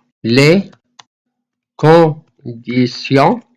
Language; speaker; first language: French; non-native, fluent; Arabic